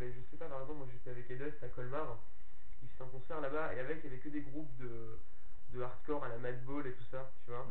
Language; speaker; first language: French; native; French